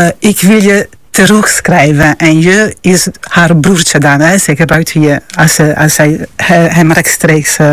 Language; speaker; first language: Dutch; non-native, fluent; Italian